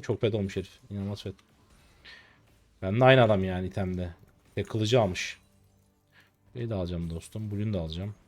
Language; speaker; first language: Turkish; native; Turkish